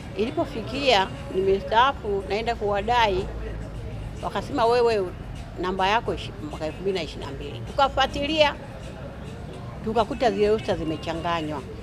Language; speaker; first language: Swahili; native; Swahili